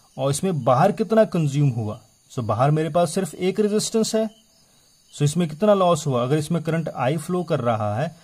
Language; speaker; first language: Hindi; native; Hindi